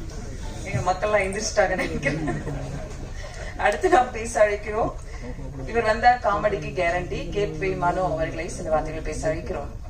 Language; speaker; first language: Tamil; native; Tamil